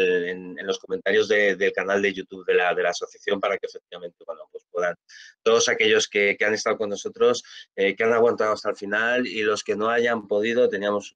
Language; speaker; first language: Spanish; native; Spanish